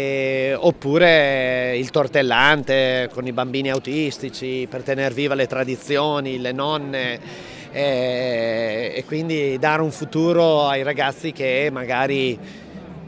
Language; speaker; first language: Italian; native; Italian